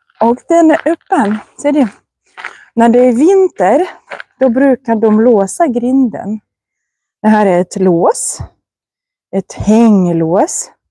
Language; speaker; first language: Swedish; non-native, fluent; Russian